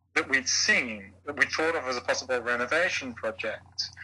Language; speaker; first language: English; native; English